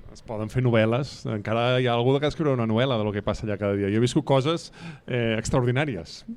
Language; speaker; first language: Catalan; native; Catalan